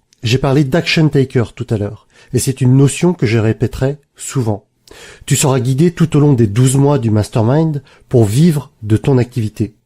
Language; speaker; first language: French; native; French